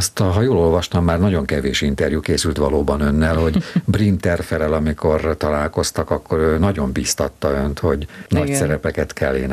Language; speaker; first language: Hungarian; native; Hungarian